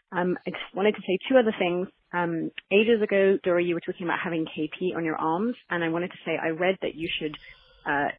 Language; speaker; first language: English; native; English